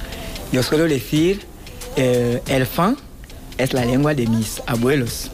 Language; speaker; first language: Spanish; non-native, fluent; Fang